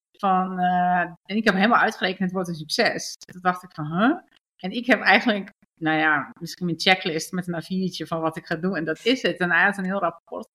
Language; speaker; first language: Dutch; early bilingual, other home language; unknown